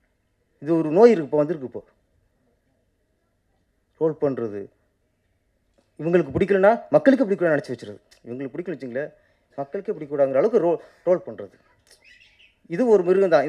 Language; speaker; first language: Tamil; native; Tamil